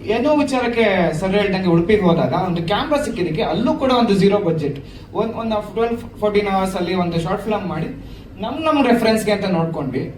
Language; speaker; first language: Kannada; native; Kannada